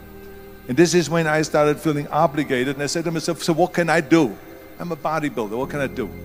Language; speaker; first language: English; non-native, fluent; German